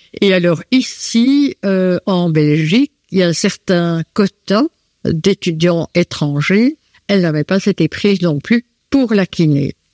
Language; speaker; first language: French; native; French